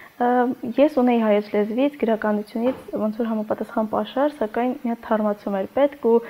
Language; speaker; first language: Armenian; non-native, local second language; Kurdish